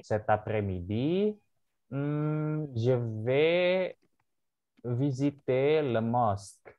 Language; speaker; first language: French; non-native, fluent; Indonesian